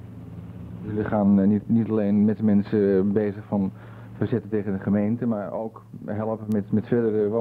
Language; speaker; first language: Dutch; native; Dutch